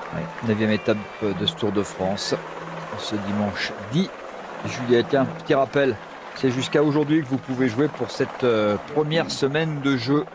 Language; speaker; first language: French; native; French